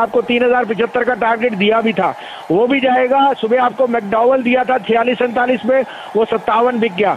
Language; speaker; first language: Hindi; native; Hindi